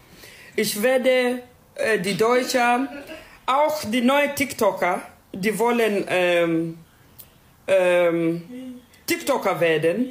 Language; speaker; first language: German; non-native, learner; Swahili